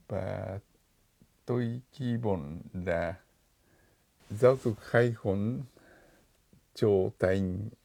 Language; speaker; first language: Vietnamese; non-native, fluent; Japanese